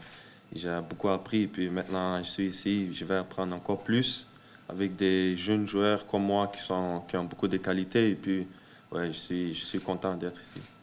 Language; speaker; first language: French; early bilingual, heritage; French